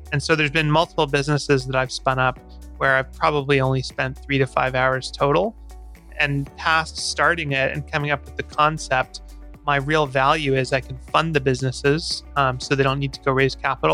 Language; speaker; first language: English; native; English